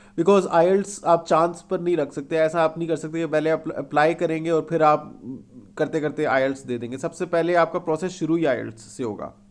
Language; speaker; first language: Urdu; native; Urdu